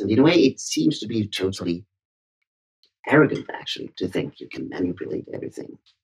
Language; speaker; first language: English; non-native, fluent; German